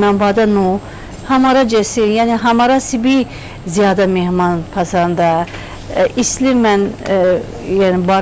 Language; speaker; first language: Hindi; non-native, learner; Turkish